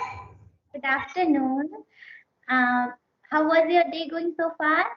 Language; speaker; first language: English; non-native, learner; Hindi